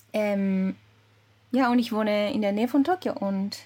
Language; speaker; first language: German; early bilingual, other home language; Japanese